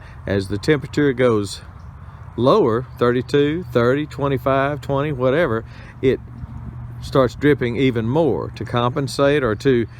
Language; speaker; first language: English; native; English